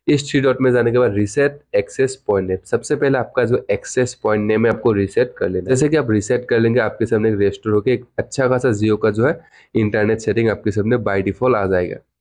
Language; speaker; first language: Hindi; non-native, local second language; Assamese